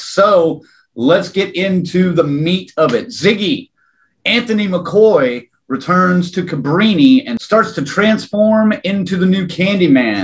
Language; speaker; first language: English; native; English